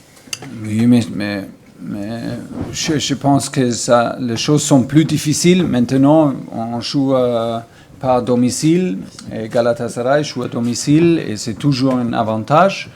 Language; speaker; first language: French; non-native, learner; German